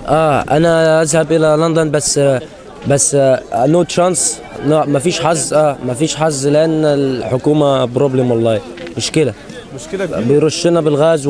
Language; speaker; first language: Arabic; native; Arabic